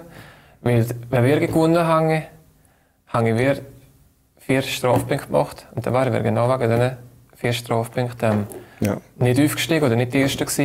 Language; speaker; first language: German; native; German